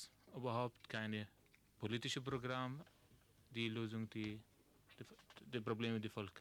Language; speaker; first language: German; non-native, learner; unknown